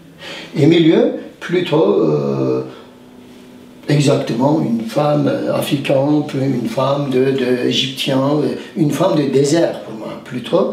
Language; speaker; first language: French; non-native, fluent; Turkish